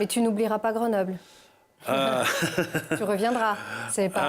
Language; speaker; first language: French; native; French